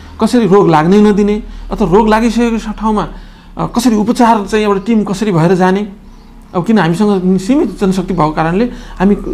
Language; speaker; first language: Nepali; native; Nepali